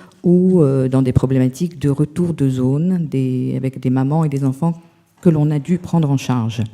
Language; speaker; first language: French; native; French